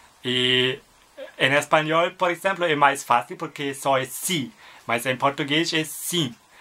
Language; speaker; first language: Portuguese; non-native, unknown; German